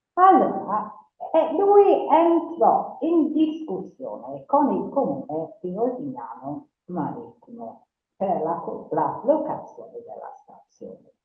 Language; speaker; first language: Italian; non-native, fluent; English